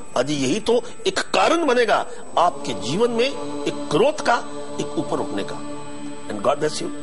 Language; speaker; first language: Hindi; native; Hindi